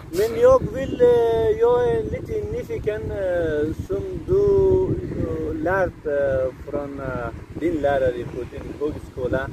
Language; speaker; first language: Swedish; non-native, learner; Persian